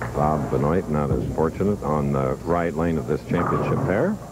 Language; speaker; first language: English; native; English